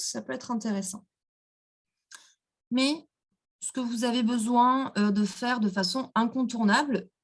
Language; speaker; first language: French; native; French